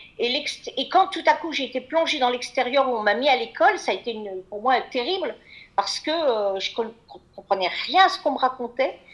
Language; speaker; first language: French; early bilingual, other home language; Kabyle